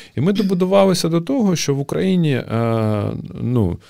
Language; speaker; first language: Ukrainian; native; Ukrainian